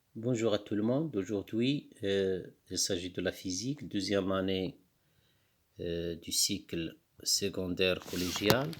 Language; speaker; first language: French; non-native, local second language; Arabic